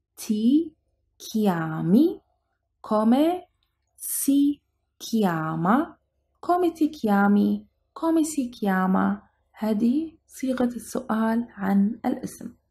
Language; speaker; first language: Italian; non-native, fluent; Arabic